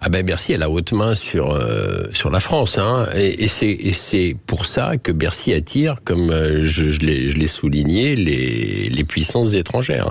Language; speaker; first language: French; native; French